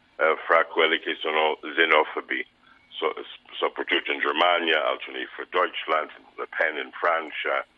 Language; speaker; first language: Italian; non-native, fluent; English